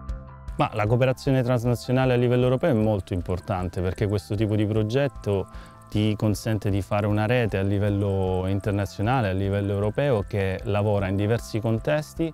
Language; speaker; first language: Italian; native; Italian